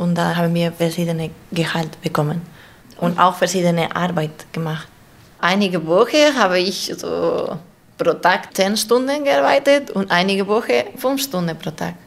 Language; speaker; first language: German; non-native, fluent; Spanish